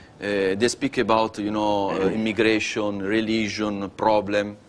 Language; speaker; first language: English; non-native, learner; Italian